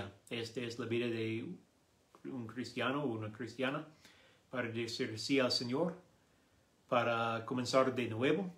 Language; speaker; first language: Spanish; non-native, learner; English